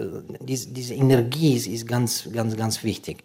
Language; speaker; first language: German; non-native, fluent; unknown